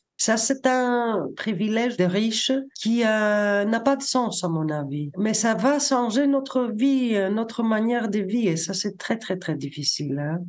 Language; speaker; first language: French; non-native, fluent; Greek